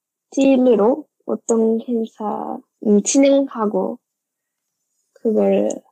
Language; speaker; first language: Korean; non-native, learner; Japanese